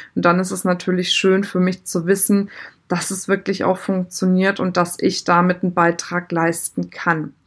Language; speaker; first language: German; native; German